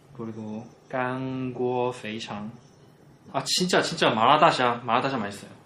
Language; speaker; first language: Korean; non-native, fluent; Chinese